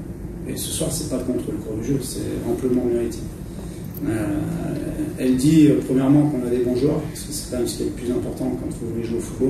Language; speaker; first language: French; native; French